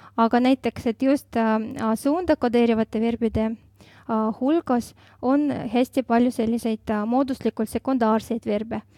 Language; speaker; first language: Estonian; non-native, local second language; Russian